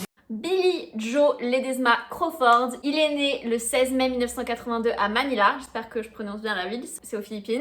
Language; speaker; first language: French; native; French